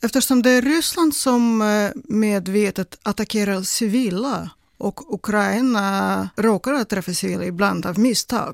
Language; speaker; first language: Swedish; non-native, fluent; Russian